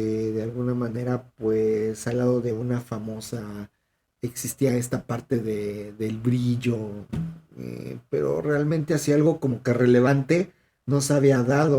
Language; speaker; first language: Spanish; native; Spanish